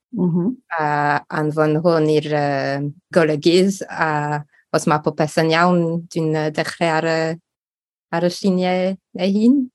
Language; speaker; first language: Welsh; non-native, local second language; English